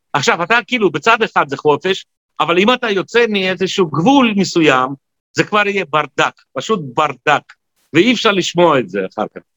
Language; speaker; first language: Hebrew; non-native, fluent; Russian